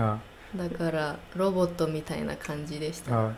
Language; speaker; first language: Japanese; non-native, fluent; English